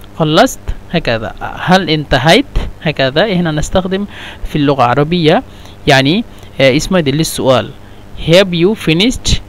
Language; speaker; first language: Egyptian Arabic; non-native, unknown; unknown